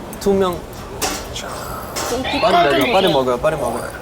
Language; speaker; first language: Korean; non-native, fluent; Chinese